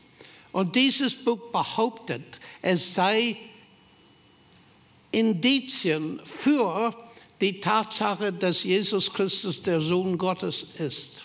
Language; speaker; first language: German; non-native, fluent; English